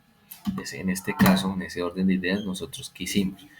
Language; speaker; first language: Spanish; native; Spanish